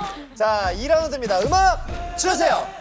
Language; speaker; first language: Korean; native; Korean